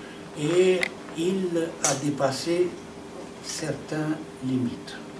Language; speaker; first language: French; non-native, fluent; Romanian